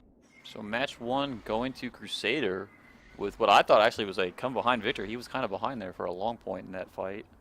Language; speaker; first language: English; native; English